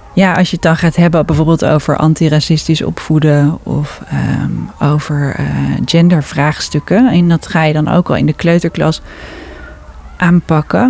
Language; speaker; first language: Dutch; native; Dutch